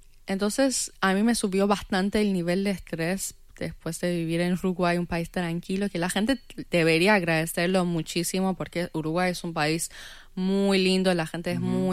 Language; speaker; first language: Spanish; non-native, fluent; Persian